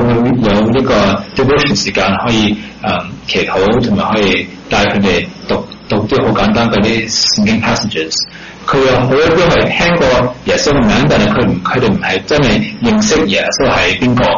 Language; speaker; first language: Chinese; early bilingual, heritage; Cantonese